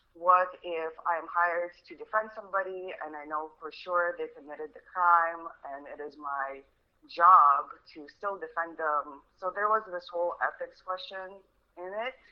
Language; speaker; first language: English; early bilingual, other home language; Russian